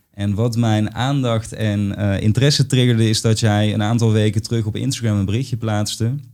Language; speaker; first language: Dutch; native; Dutch